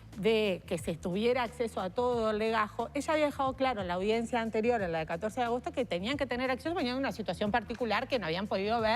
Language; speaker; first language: Spanish; native; Spanish